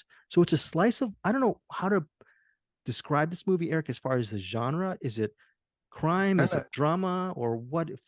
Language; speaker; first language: English; native; English